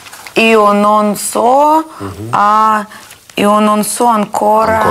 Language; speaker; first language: Italian; non-native, learner; Russian